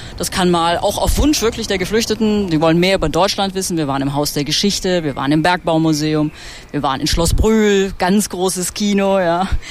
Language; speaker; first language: German; native; German